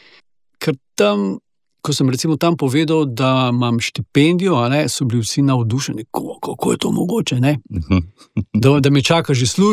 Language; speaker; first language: Slovenian; native; Slovenian